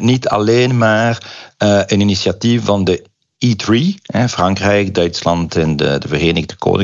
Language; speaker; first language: Dutch; non-native, local second language; French